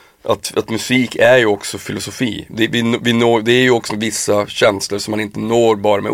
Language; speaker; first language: Swedish; native; Swedish